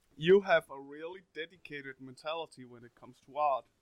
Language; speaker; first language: English; non-native, fluent; Danish